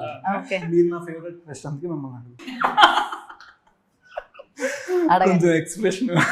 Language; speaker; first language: Telugu; native; Telugu